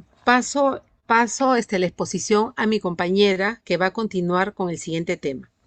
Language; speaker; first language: Spanish; native; Spanish